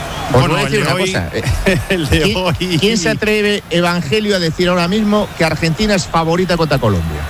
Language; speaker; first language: Spanish; native; Spanish